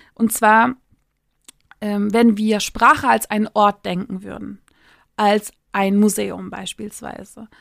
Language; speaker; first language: German; early bilingual, other home language; Turkish